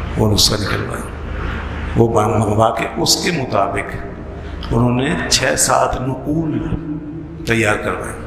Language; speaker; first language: Urdu; native; Urdu